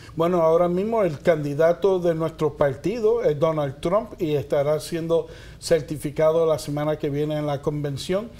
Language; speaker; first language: Spanish; early bilingual, heritage; Spanish